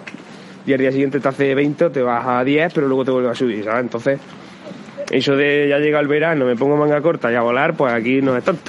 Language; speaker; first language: Spanish; native; Spanish